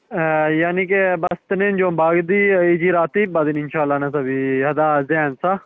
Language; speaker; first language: Arabic; non-native, learner; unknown